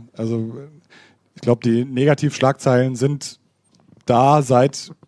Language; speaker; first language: German; native; German